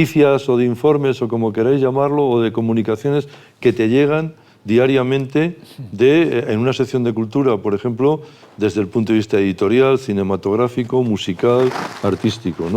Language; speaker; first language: Spanish; native; Spanish